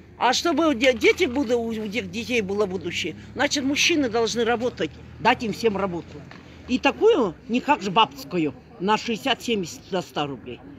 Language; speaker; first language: Russian; non-native, local second language; Kazakh